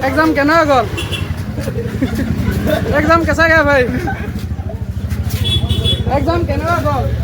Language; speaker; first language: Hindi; non-native, local second language; Assamese